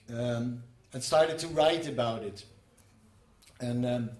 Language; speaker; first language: English; non-native, fluent; Dutch